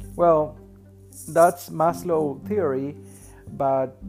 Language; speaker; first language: English; non-native, fluent; Spanish